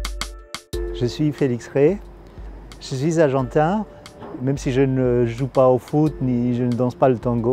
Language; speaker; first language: French; non-native, fluent; Spanish